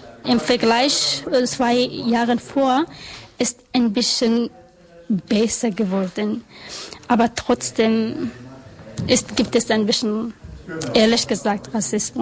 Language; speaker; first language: German; non-native, learner; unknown